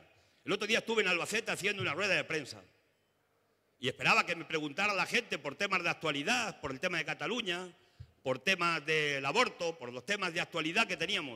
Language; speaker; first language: Spanish; native; Spanish